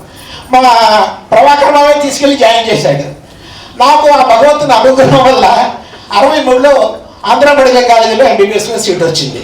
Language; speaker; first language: Telugu; native; Telugu